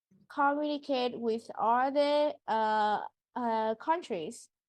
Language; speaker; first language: English; non-native, learner; Vietnamese